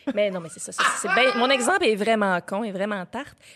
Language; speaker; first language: French; native; French